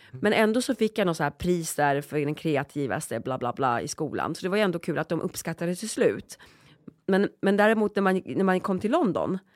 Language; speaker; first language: Swedish; early bilingual, other home language; Polish